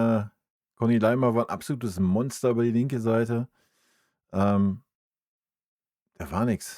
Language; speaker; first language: German; native; German